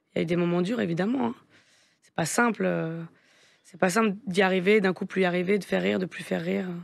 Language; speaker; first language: French; native; French